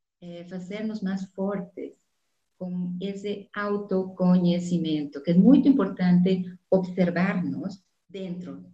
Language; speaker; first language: Spanish; non-native, fluent; Portuguese